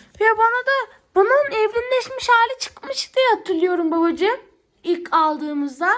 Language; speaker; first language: Turkish; native; Turkish